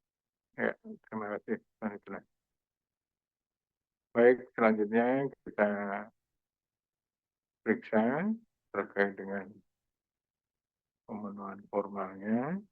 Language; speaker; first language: Indonesian; native; Indonesian